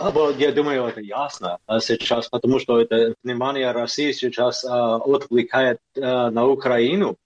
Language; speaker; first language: Russian; non-native, fluent; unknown